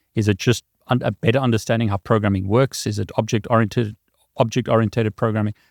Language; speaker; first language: English; native; English